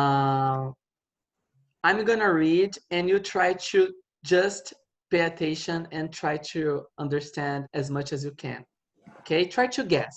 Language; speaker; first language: English; non-native, fluent; Portuguese